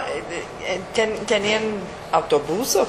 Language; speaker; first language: Spanish; early bilingual, heritage; English